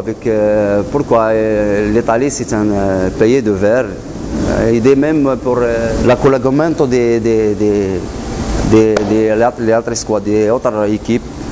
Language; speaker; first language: French; non-native, learner; Arabic